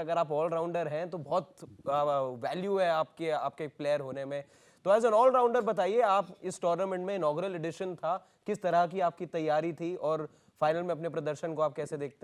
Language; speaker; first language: Hindi; native; Hindi